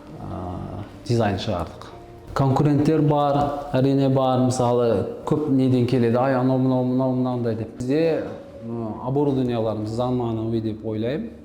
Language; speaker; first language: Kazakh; non-native, local second language; Uzbek